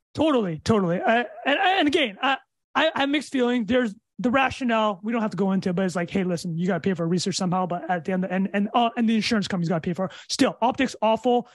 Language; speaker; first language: English; native; English